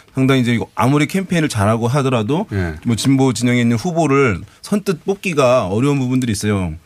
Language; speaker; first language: Korean; native; Korean